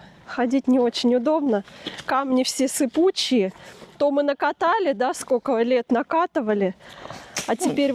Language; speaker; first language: Russian; native; Russian